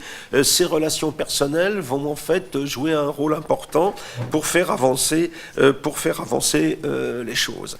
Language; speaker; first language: French; native; French